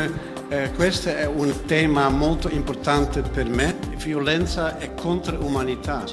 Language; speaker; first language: Italian; non-native, learner; Dutch